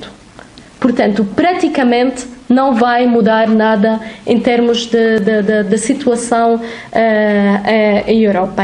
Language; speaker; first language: Portuguese; non-native, fluent; Arabic